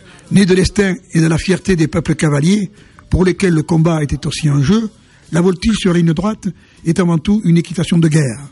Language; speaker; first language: French; native; French